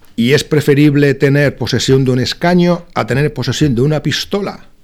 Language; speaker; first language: Spanish; native; Spanish